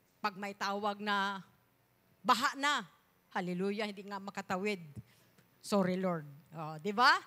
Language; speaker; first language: Filipino; non-native, local second language; Cebuano